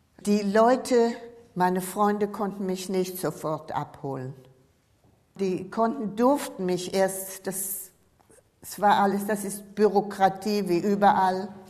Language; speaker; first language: German; native; German